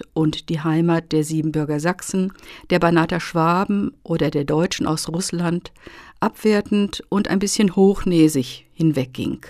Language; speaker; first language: German; native; German